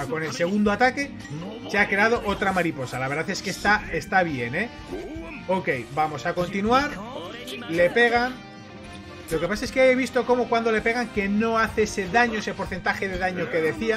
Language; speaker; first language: Spanish; native; Spanish